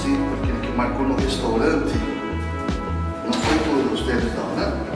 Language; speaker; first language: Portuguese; non-native, fluent; Spanish